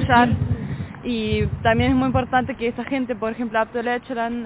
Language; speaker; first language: Spanish; non-native, fluent; German